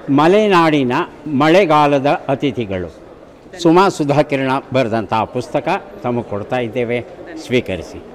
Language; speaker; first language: Kannada; native; Kannada